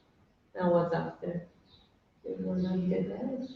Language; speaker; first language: English; non-native, fluent; Portuguese